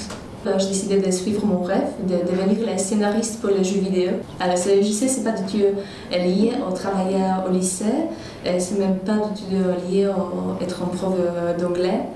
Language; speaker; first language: French; non-native, fluent; Polish